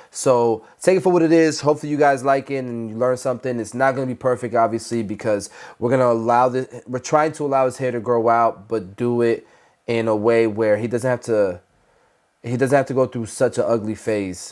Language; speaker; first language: English; native; English